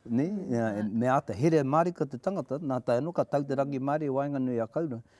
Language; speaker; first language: Māori; native; Māori